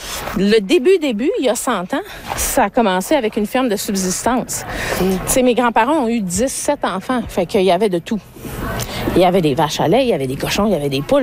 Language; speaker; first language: French; native; French